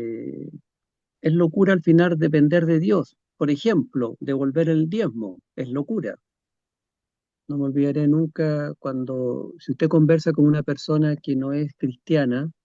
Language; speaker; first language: Spanish; native; Spanish